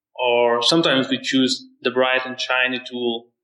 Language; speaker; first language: English; non-native, fluent; Lithuanian